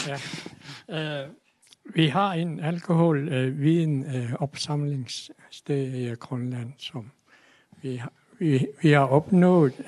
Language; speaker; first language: Danish; non-native, local second language; Kalaallisut